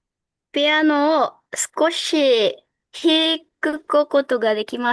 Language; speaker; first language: Japanese; non-native, learner; Indonesian